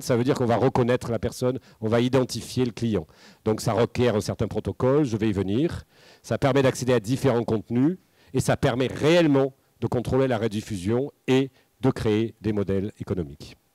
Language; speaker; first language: French; native; French